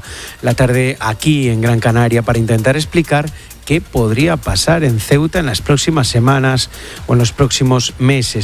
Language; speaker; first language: Spanish; native; Spanish